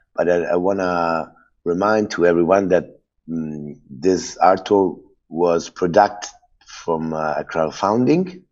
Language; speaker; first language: English; non-native, fluent; Italian